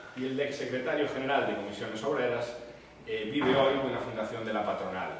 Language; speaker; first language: Spanish; native; Spanish